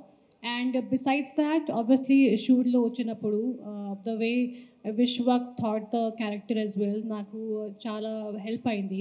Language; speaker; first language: Telugu; non-native, fluent; Hindi